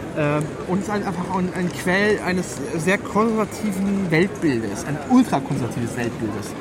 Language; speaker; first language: German; early bilingual, other home language; Polish